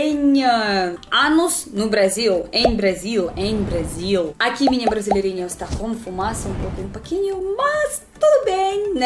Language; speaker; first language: Portuguese; non-native, learner; Russian